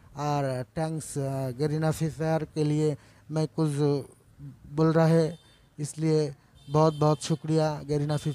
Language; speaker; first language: Hindi; non-native, learner; Bangla